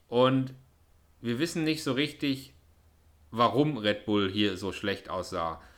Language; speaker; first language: German; native; German